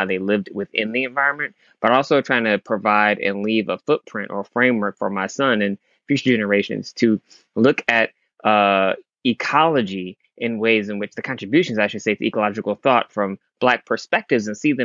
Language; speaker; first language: English; native; English